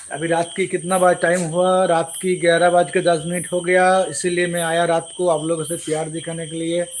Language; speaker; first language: Hindi; non-native, local second language; Bangla